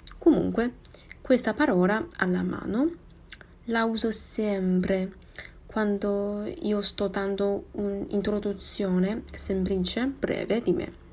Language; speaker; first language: Italian; non-native, fluent; Chinese